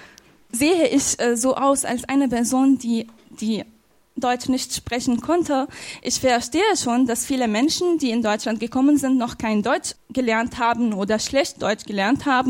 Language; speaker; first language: German; non-native, fluent; Arabic